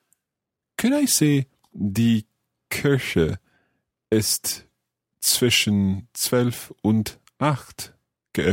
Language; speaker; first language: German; non-native, learner; English